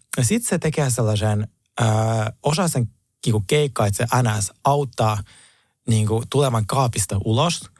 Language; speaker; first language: Finnish; non-native, fluent; Russian